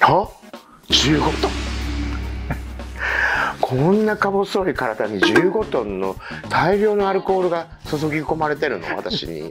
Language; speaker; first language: Japanese; native; Japanese